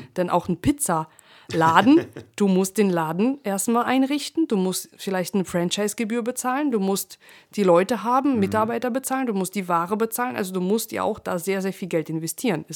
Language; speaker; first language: German; early bilingual, other home language; Russian